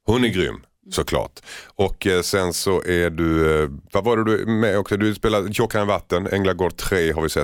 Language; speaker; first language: Swedish; native; Swedish